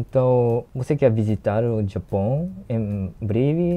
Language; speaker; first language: Portuguese; non-native, learner; Japanese